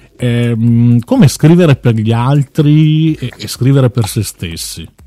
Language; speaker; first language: Italian; native; Italian